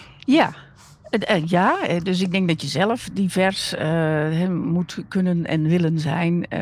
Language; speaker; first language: Dutch; native; Dutch